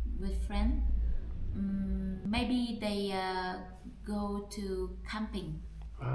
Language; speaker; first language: English; non-native, learner; Vietnamese